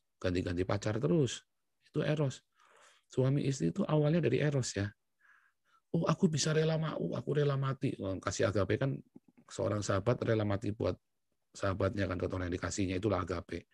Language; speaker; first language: Indonesian; native; Indonesian